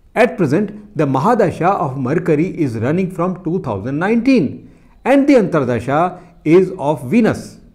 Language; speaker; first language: English; non-native, local second language; Hindi